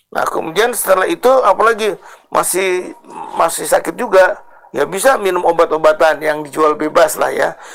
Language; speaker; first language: Indonesian; native; Indonesian